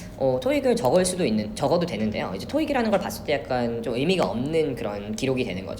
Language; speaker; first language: Korean; early bilingual, heritage; Korean